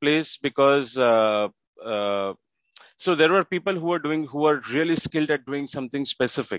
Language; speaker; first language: English; non-native, local second language; Marathi